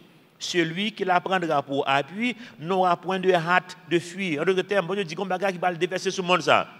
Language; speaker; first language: French; non-native, local second language; Haitian Creole